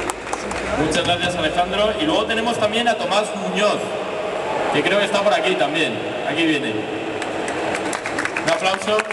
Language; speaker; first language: Spanish; native; Spanish